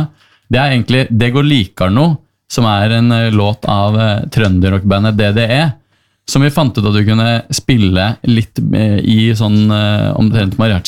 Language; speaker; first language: Norwegian; native; Norwegian